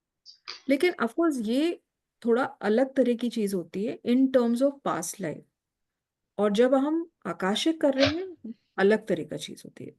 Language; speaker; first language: Hindi; native; Hindi